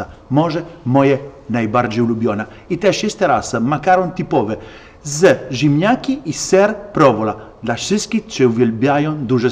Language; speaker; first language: Polish; non-native, learner; Italian